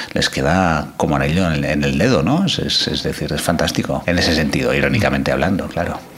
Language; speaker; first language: Spanish; non-native, local second language; Catalan